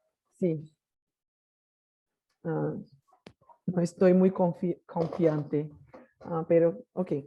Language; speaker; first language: Spanish; non-native, learner; Portuguese